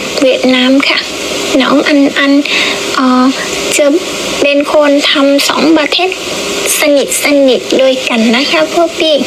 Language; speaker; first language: Thai; non-native, fluent; Vietnamese